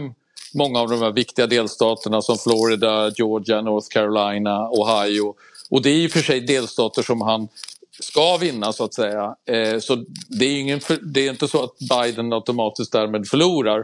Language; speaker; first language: Swedish; native; Swedish